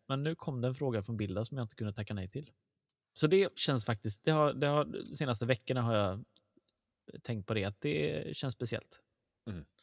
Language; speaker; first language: Swedish; native; Swedish